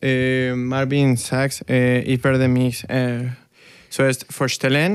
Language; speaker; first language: German; non-native, learner; Spanish